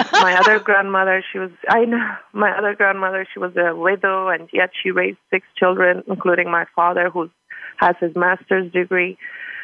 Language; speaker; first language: English; non-native, fluent; Persian